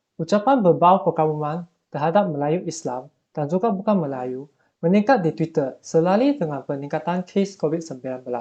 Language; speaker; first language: Malay; non-native, local second language; Chinese